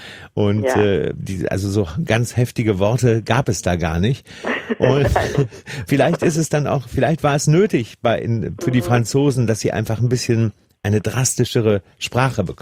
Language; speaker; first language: German; native; German